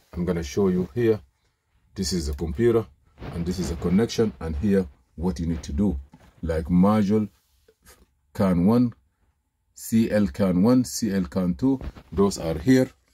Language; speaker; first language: English; non-native, fluent; Arabic